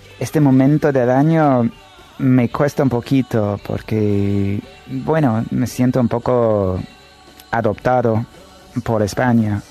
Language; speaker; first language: Spanish; non-native, fluent; English